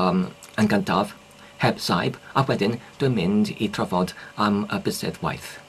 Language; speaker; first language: Welsh; non-native, learner; English